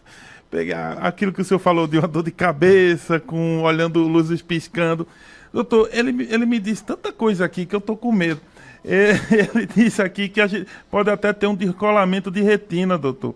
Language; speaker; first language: Portuguese; native; Portuguese